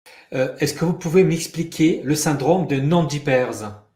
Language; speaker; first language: French; native; French